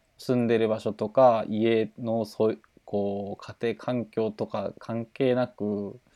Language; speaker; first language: Japanese; native; Japanese